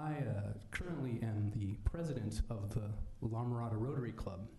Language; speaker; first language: English; native; English